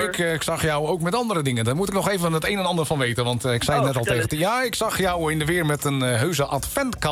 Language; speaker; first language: Dutch; native; Dutch